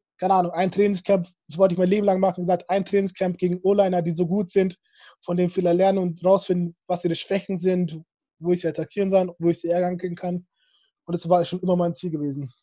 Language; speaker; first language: German; early bilingual, other home language; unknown